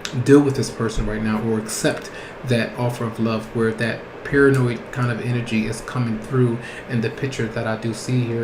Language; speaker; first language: English; native; English